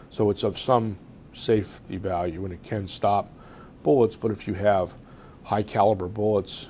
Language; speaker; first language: English; native; English